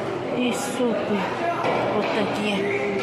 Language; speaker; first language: Russian; non-native, local second language; Tatar